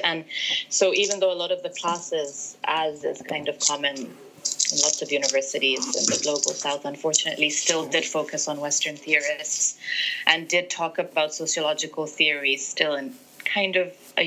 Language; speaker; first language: English; non-native, local second language; Arabic